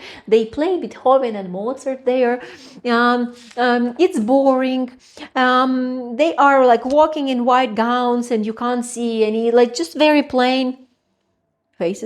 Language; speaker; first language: English; non-native, fluent; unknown